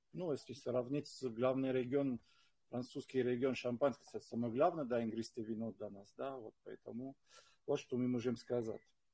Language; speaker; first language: Russian; non-native, fluent; French